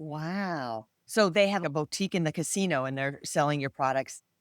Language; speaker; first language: English; native; English